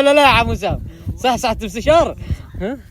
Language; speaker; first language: Arabic; native; Arabic